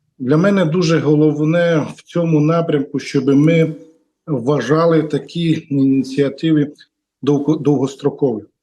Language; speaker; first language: Ukrainian; non-native, local second language; Romany